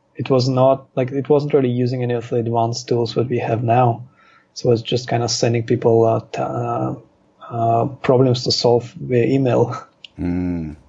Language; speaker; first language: English; non-native, fluent; Russian